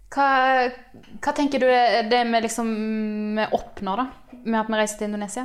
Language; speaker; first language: Norwegian; native; Norwegian